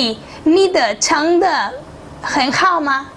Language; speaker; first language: Chinese; non-native, fluent; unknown